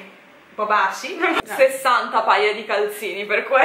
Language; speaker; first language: Italian; native; Italian